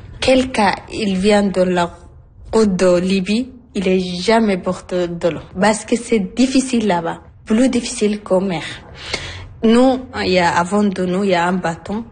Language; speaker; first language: French; non-native, learner; Arabic